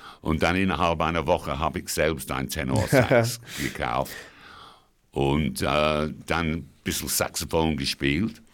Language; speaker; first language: German; non-native, fluent; English